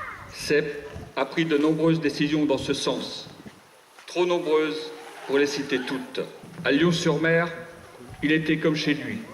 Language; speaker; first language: French; native; French